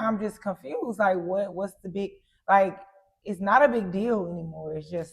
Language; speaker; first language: English; native; English